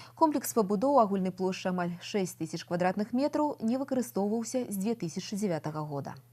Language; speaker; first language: Belarusian; non-native, local second language; Russian